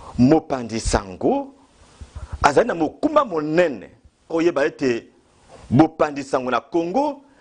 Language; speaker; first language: Lingala; native; Lingala